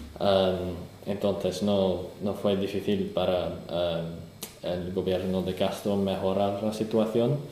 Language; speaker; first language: Spanish; non-native, learner; English